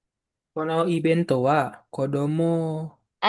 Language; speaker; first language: Japanese; non-native, learner; Indonesian